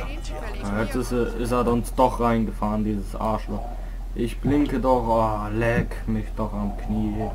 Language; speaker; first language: German; native; German